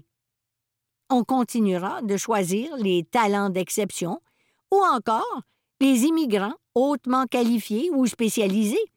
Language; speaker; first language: French; native; French